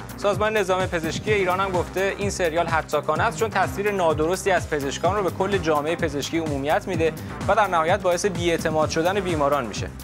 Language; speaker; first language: Persian; native; Persian